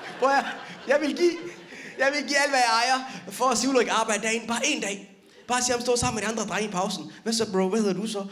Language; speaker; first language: Danish; early bilingual, other home language; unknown